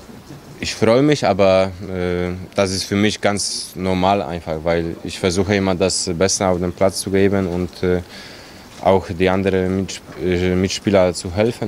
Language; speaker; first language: German; non-native, fluent; Polish